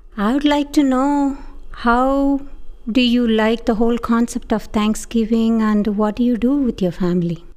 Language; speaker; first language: English; non-native, local second language; Tamil